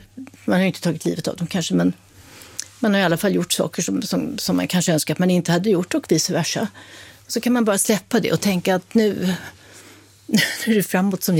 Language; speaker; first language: Swedish; native; Swedish